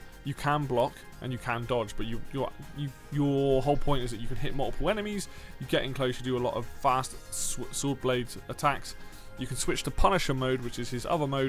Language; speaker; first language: English; native; English